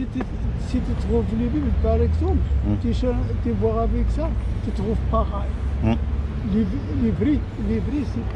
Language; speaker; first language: French; non-native, learner; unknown